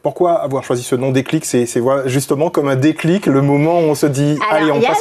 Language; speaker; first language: French; native; French